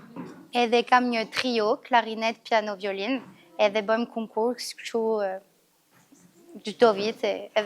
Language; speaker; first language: Albanian; early bilingual, heritage; Albanian